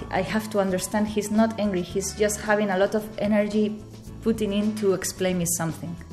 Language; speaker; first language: English; non-native, fluent; Spanish